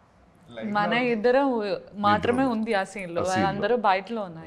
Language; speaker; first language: Telugu; non-native, learner; Malayalam